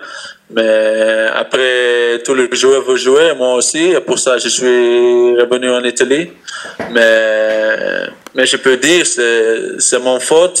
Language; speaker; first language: French; non-native, learner; Dutch